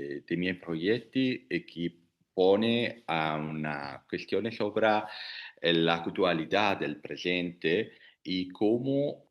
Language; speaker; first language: Spanish; non-native, learner; Italian